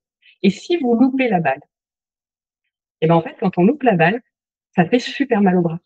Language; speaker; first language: French; native; French